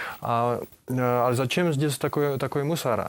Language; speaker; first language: Russian; non-native, learner; Czech